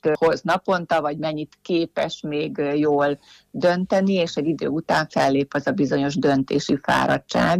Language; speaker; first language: Hungarian; native; Hungarian